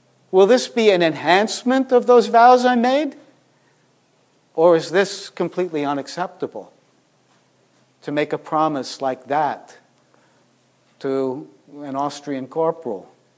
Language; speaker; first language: English; native; English